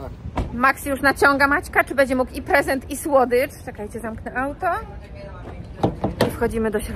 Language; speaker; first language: Polish; native; Polish